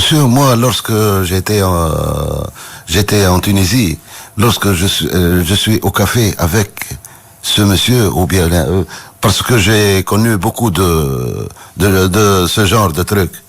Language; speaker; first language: French; non-native, local second language; Arabic